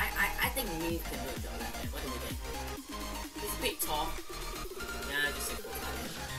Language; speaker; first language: English; native; English